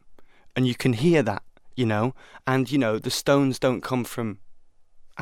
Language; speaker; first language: English; native; English